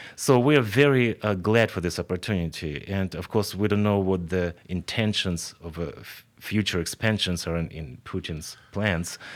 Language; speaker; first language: English; non-native, fluent; Ukrainian